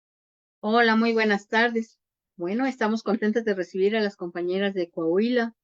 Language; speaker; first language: Spanish; native; Spanish